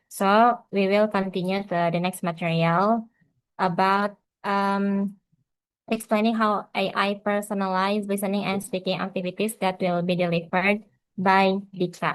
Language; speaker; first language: English; non-native, learner; Indonesian